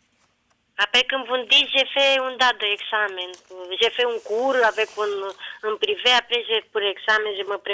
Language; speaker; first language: French; non-native, learner; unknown